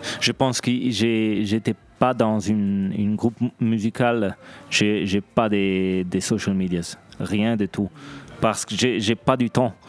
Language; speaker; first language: French; non-native, local second language; Italian